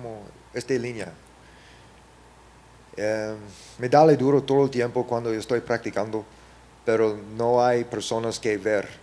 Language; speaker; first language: Spanish; non-native, learner; English